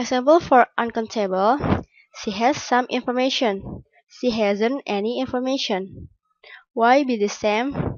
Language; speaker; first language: English; non-native, learner; Indonesian